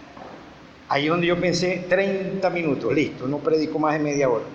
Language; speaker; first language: Spanish; native; Spanish